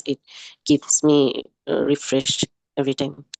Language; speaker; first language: English; non-native, learner; Bangla